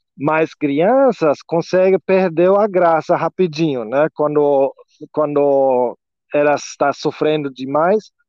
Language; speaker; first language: Portuguese; non-native, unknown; German